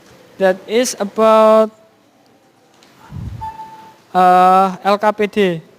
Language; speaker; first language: English; non-native, fluent; Indonesian